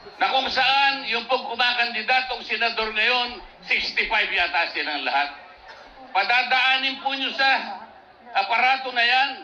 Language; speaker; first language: Filipino; native; Filipino